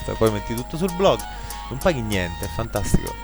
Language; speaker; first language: Italian; native; Italian